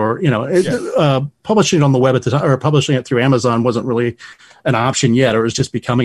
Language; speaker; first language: English; native; English